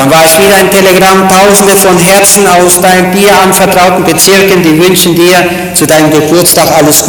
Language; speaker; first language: German; native; German